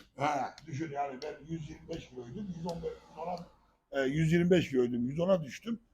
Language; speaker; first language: Turkish; native; Turkish